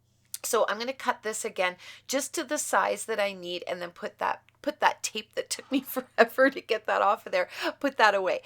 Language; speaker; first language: English; native; English